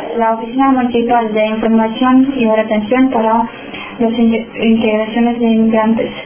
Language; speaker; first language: Spanish; non-native, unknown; Romanian